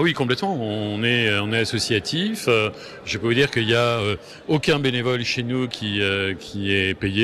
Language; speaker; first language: French; native; French